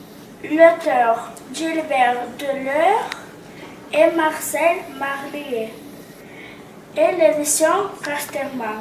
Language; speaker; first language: French; non-native, learner; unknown